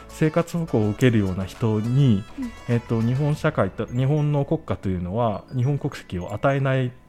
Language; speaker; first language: Japanese; native; Japanese